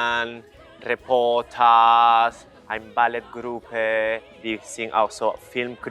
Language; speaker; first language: German; non-native, fluent; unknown